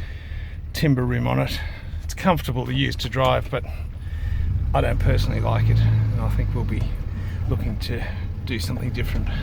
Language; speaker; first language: English; native; English